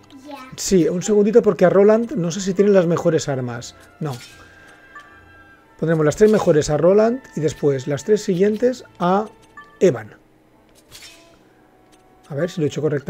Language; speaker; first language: Spanish; native; Spanish